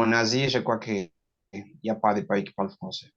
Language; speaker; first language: French; non-native, learner; Portuguese